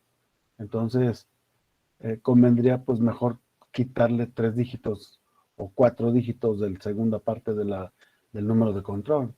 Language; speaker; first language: Spanish; native; Spanish